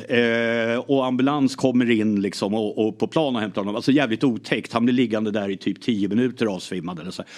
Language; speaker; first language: Swedish; early bilingual, other home language; English